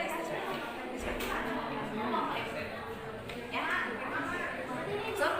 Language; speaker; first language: English; non-native, learner; Indonesian